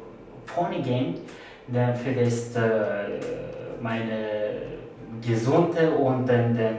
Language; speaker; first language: German; non-native, learner; Turkish